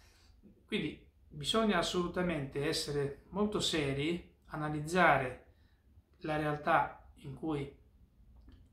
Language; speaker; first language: Italian; native; Italian